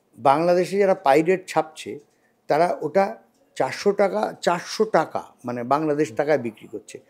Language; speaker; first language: Bangla; native; Bangla